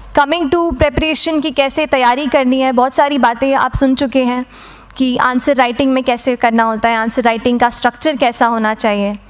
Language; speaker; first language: Hindi; native; Hindi